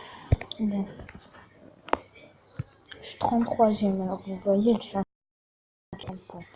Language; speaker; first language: French; native; French